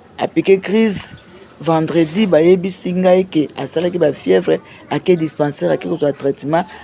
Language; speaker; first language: Lingala; native; Lingala